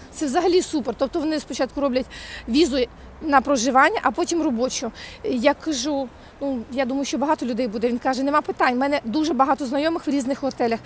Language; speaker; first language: Ukrainian; native; Ukrainian